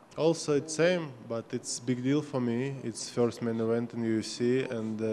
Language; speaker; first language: English; non-native, learner; Russian